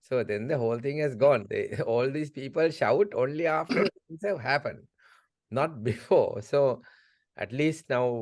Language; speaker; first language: English; non-native, local second language; Sinhala